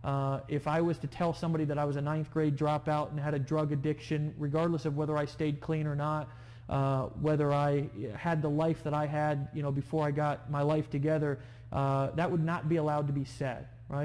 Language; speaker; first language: English; native; English